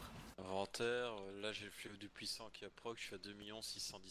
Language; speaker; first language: French; native; French